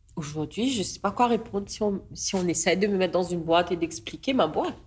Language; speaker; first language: French; non-native, local second language; Morisyen